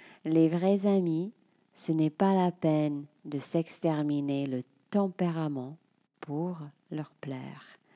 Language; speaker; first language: French; non-native, fluent; English